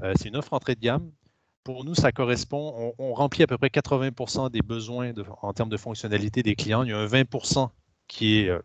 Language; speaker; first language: French; native; French